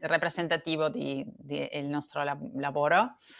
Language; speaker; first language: Italian; non-native, learner; Spanish